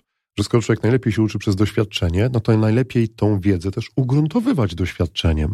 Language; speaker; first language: Polish; native; Polish